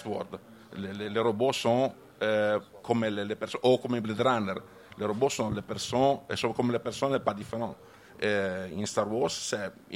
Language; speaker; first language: French; non-native, learner; Italian